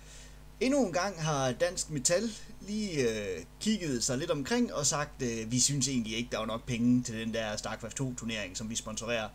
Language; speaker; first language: Danish; native; Danish